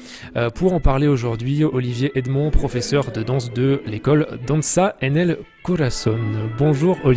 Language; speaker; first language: French; native; French